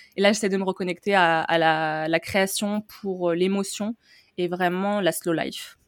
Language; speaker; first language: French; native; French